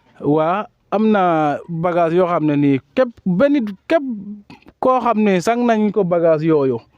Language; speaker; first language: Wolof; non-native, local second language; Serer